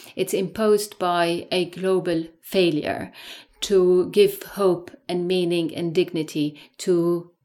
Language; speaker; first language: English; non-native, fluent; Arabic